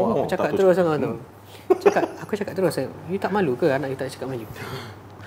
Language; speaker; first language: Malay; native; Malay